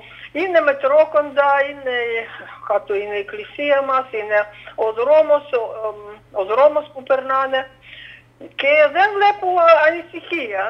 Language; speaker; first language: Greek; non-native, fluent; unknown